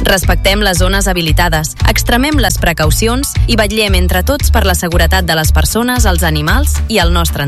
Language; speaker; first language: Catalan; native; Catalan